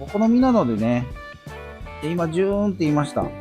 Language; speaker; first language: Japanese; native; Japanese